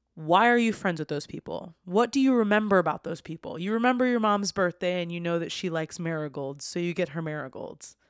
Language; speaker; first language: English; native; English